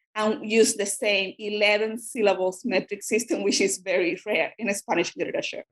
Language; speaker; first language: English; non-native, fluent; Spanish